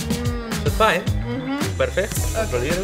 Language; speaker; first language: German; non-native, learner; Italian